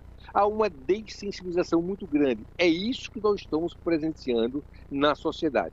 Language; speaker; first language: Portuguese; native; Portuguese